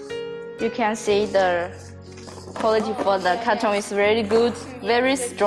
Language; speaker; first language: English; non-native, learner; Chinese